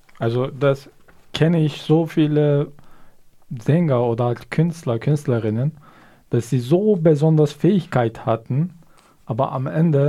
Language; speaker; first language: German; non-native, fluent; Kurdish